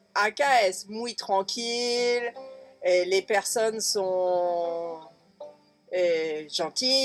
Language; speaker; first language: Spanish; non-native, learner; French